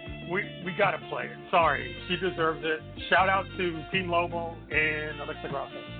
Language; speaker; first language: English; native; English